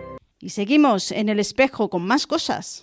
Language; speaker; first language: Spanish; native; Spanish